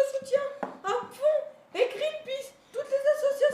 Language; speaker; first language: French; native; French